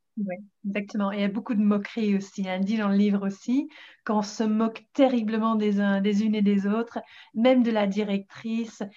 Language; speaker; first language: French; non-native, fluent; English